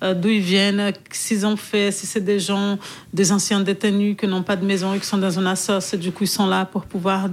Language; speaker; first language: French; non-native, fluent; Portuguese